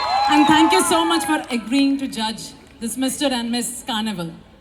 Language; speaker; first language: English; non-native, local second language; Malayalam